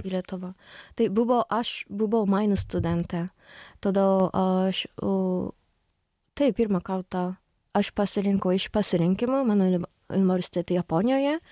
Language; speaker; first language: Lithuanian; non-native, learner; Japanese